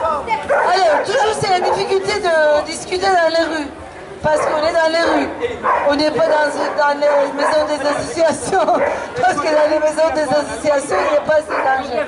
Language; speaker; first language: French; non-native, fluent; Turkish